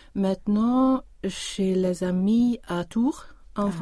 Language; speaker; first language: French; non-native, learner; Swedish